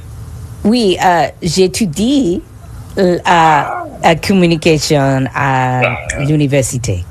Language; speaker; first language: French; non-native, learner; English